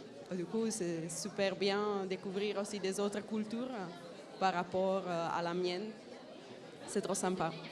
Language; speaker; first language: French; non-native, fluent; Czech